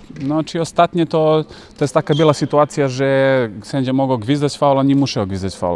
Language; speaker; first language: Polish; non-native, fluent; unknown